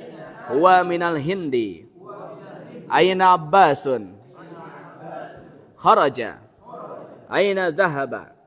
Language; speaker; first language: Arabic; non-native, learner; Indonesian